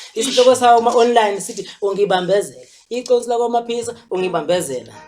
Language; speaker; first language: Zulu; native; Zulu